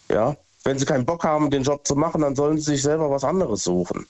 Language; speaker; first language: German; native; German